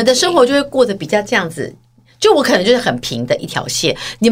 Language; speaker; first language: Chinese; native; Chinese